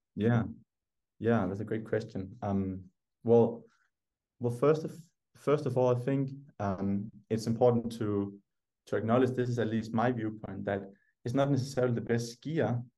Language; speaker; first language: English; non-native, fluent; Danish